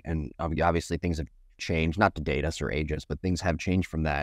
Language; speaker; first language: English; native; English